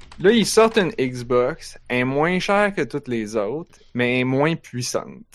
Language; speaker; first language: French; native; French